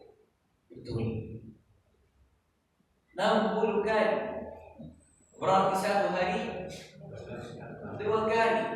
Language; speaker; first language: Indonesian; non-native, learner; Arabic